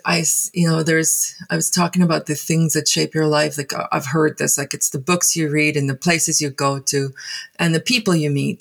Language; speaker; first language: English; non-native, local second language; Afrikaans